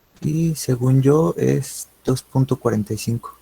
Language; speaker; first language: Spanish; native; Spanish